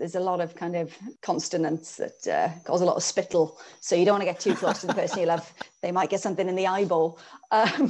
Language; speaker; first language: English; native; English